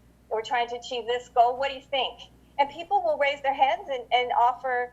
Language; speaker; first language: English; native; English